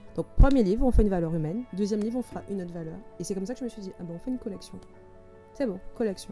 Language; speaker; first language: French; native; French